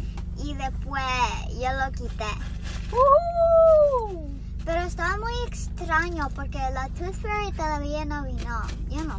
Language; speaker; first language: Spanish; early bilingual, heritage; Spanish